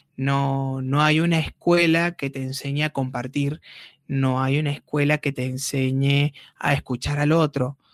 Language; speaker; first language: Spanish; native; Spanish